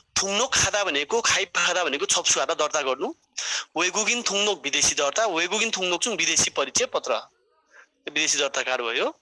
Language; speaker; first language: Nepali; native; Nepali